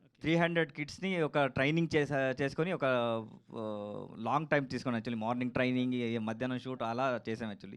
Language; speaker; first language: Telugu; non-native, learner; Kannada